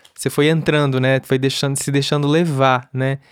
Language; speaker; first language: Portuguese; native; Portuguese